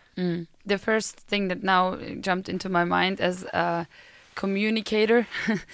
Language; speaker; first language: English; non-native, fluent; German